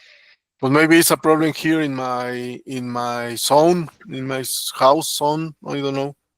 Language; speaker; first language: English; non-native, learner; Spanish